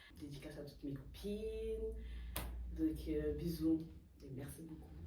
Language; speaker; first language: French; early bilingual, other home language; Lingala